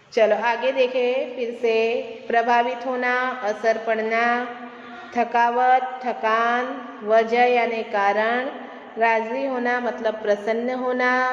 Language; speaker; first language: Hindi; non-native, local second language; Gujarati